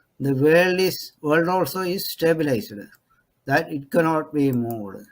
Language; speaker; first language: English; non-native, local second language; Malayalam